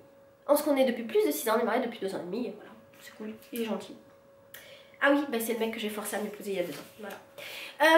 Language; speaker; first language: French; native; French